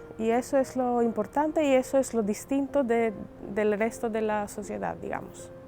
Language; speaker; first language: Spanish; non-native, fluent; Greek